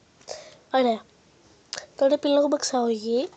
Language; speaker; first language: Greek; native; Greek